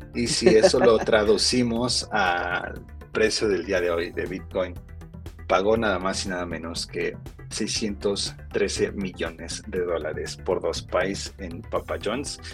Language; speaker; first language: Spanish; early bilingual, heritage; Spanish